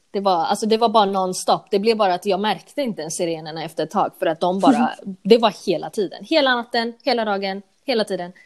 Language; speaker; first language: Swedish; non-native, local second language; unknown